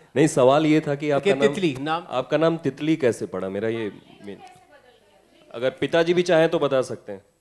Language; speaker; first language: Hindi; native; Hindi